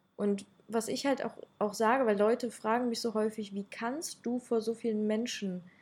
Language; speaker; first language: German; early bilingual, other home language; Russian